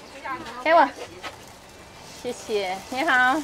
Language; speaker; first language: Chinese; non-native, fluent; Indonesian